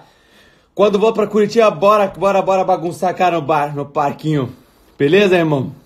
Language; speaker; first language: Portuguese; native; Portuguese